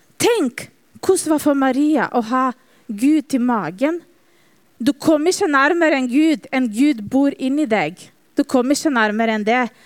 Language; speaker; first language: Norwegian; non-native, fluent; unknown